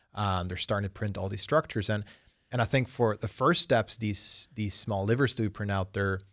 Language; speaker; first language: English; early bilingual, other home language; Swedish